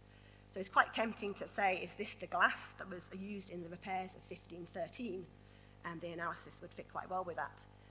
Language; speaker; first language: English; native; English